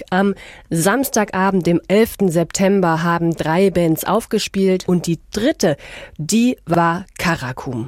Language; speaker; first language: German; native; German